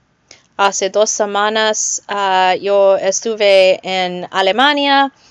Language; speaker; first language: Spanish; non-native, learner; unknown